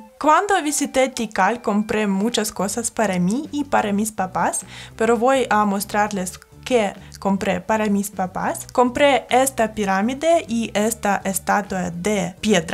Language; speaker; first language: Spanish; non-native, fluent; Russian